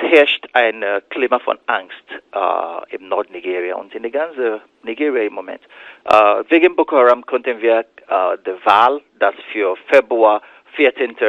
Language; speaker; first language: German; non-native, fluent; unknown